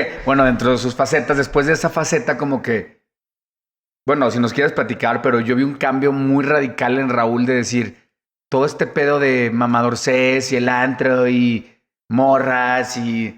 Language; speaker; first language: Spanish; native; Spanish